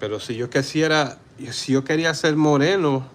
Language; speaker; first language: Spanish; early bilingual, heritage; Spanish